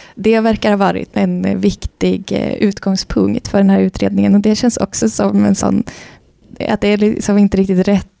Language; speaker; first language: Swedish; native; Swedish